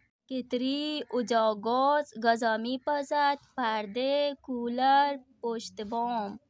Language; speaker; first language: Persian; non-native, fluent; Urdu